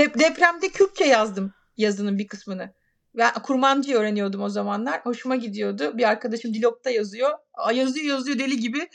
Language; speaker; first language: Turkish; native; Turkish